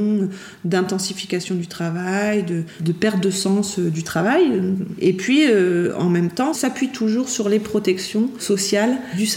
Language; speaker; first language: French; native; French